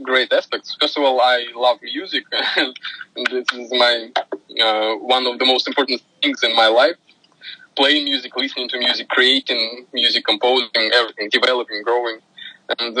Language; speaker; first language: English; non-native, fluent; Russian